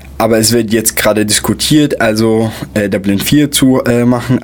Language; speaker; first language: German; non-native, fluent; Arabic